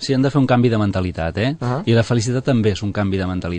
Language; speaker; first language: Catalan; native; Catalan